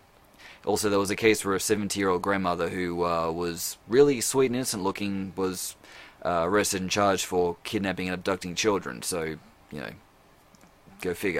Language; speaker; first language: English; native; English